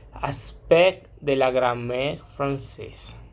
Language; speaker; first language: French; non-native, learner; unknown